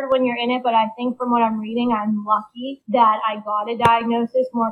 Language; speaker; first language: English; native; English